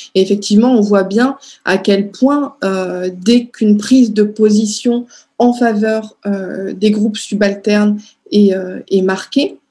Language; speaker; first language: French; native; French